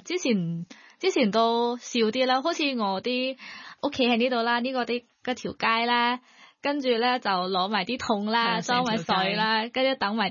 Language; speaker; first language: Cantonese; non-native, learner; Thai